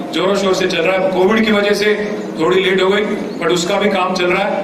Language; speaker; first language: Hindi; non-native, local second language; Telugu